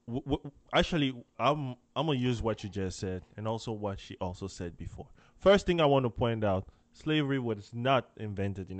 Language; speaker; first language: English; non-native, fluent; French